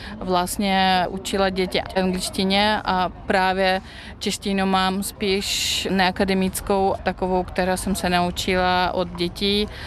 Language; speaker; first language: Czech; non-native, fluent; Russian